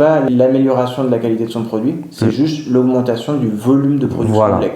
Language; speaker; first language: French; native; French